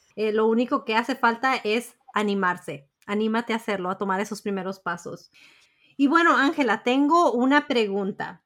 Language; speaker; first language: Spanish; early bilingual, heritage; Spanish